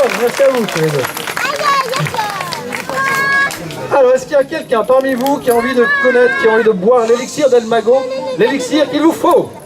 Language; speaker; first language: French; native; French